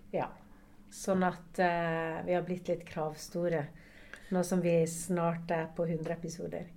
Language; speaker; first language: Norwegian; native; Norwegian